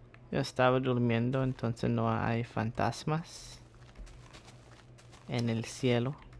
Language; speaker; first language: Spanish; early bilingual, heritage; Spanish